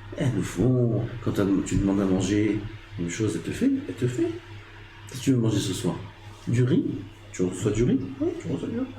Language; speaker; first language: French; native; French